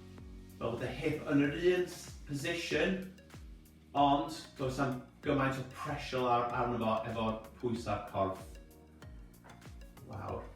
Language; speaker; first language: Welsh; native; Welsh